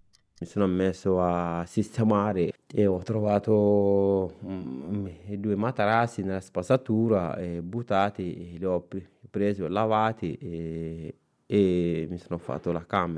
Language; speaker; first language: Italian; non-native, fluent; Bambara